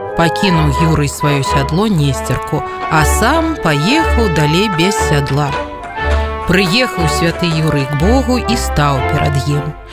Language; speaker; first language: Belarusian; native; Belarusian